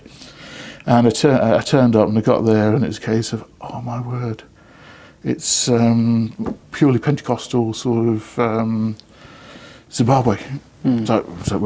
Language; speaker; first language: English; native; English